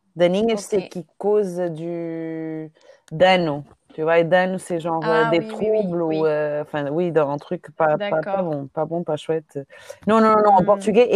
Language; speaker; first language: French; non-native, fluent; Portuguese